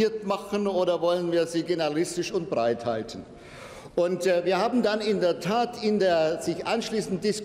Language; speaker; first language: German; native; German